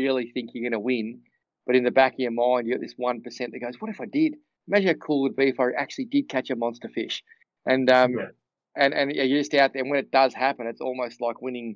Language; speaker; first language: English; native; English